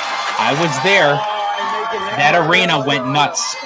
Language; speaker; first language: English; native; English